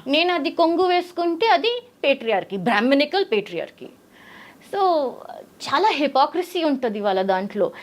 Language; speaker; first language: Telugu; early bilingual, heritage; Telugu